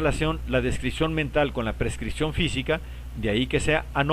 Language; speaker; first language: Spanish; native; Spanish